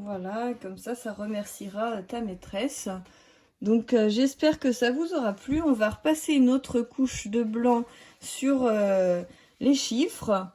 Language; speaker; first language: French; native; French